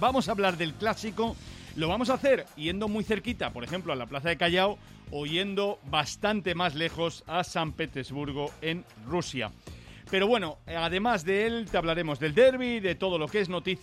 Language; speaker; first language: Spanish; native; Spanish